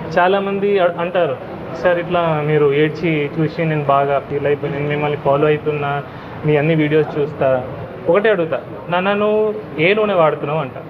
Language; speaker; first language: Telugu; non-native, local second language; Hindi